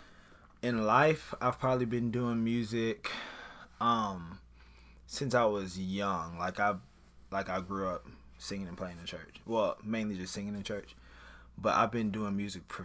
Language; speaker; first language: English; native; English